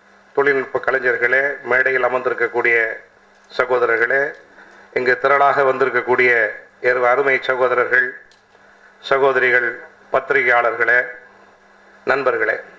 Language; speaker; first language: Tamil; native; Tamil